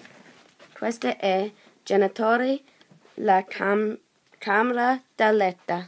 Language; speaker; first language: Italian; non-native, learner; English